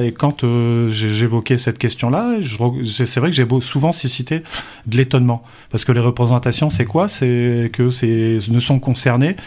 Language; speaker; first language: French; native; French